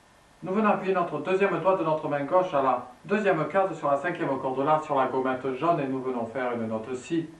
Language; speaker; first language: French; native; French